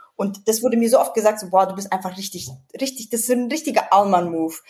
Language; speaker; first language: German; native; German